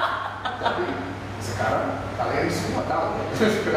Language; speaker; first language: Indonesian; non-native, fluent; English